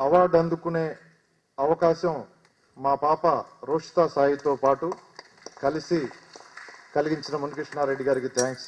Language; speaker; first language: Telugu; native; Telugu